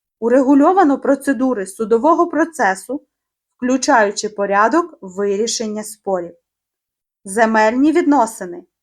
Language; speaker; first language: Ukrainian; native; Ukrainian